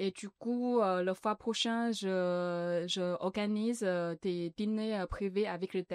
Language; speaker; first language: French; non-native, learner; Chinese